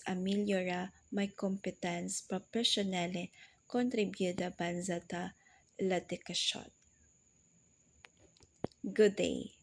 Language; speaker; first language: French; non-native, learner; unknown